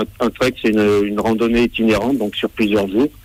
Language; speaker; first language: French; native; French